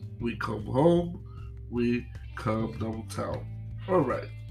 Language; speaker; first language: English; non-native, fluent; Portuguese